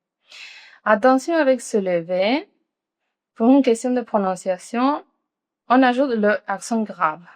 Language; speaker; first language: French; non-native, fluent; Spanish